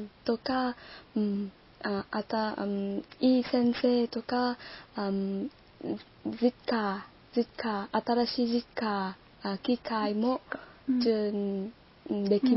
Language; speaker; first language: Japanese; non-native, learner; Vietnamese